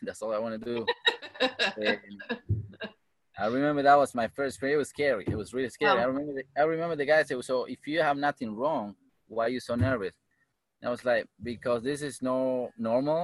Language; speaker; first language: English; non-native, fluent; Spanish